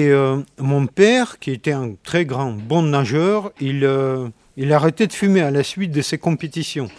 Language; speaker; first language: French; non-native, fluent; Russian